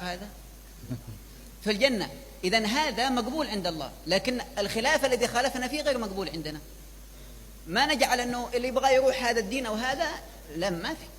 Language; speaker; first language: Arabic; native; Arabic